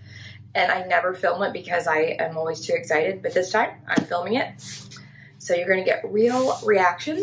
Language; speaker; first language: English; native; English